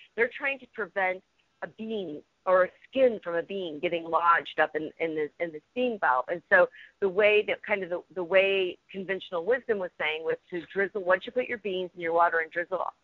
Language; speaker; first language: English; native; English